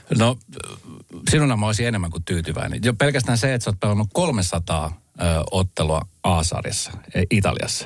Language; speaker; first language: Finnish; native; Finnish